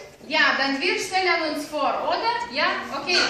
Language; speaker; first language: German; non-native, fluent; Lithuanian